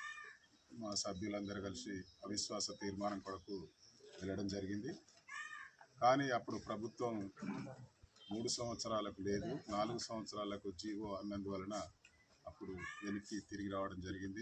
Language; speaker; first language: Telugu; native; Telugu